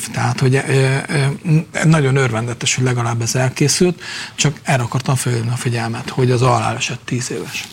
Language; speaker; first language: Hungarian; native; Hungarian